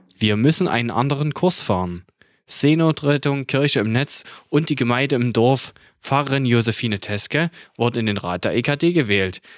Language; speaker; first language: German; native; German